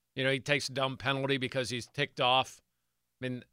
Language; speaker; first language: English; native; English